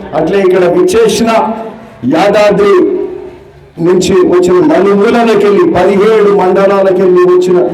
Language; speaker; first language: Telugu; native; Telugu